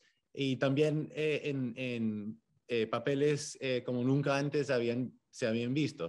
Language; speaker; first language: Spanish; early bilingual, heritage; English